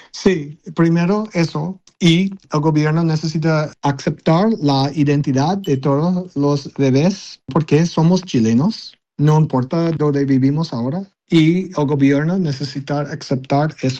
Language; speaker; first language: Spanish; non-native, learner; English